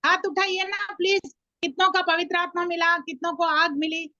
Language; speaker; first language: Hindi; non-native, local second language; Telugu